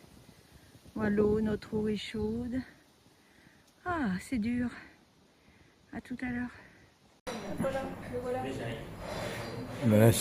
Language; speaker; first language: French; native; French